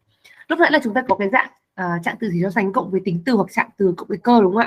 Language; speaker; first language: Vietnamese; native; Vietnamese